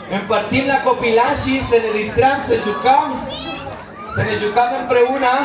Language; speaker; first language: Romanian; non-native, fluent; Spanish